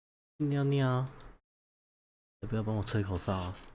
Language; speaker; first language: Chinese; native; Chinese